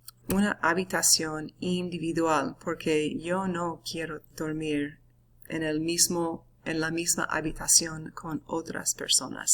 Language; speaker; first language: Spanish; non-native, fluent; English